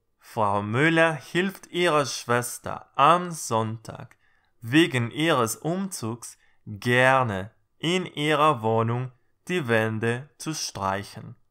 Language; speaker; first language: German; non-native, fluent; Spanish